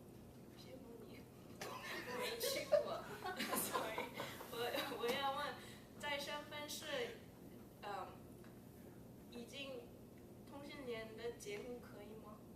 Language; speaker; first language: Chinese; non-native, learner; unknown